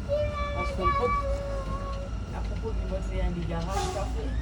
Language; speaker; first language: German; native; German